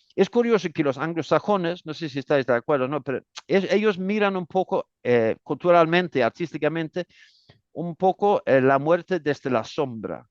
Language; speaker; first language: Spanish; non-native, fluent; Swedish